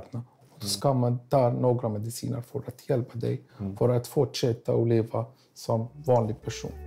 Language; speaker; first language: Swedish; non-native, learner; Arabic